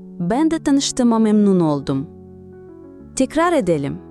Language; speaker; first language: Turkish; non-native, fluent; Russian